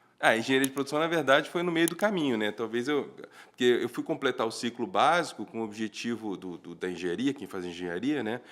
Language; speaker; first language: Portuguese; native; Portuguese